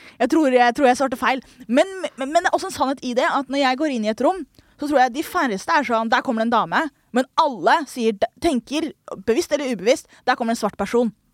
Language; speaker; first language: Norwegian; early bilingual, other home language; Somali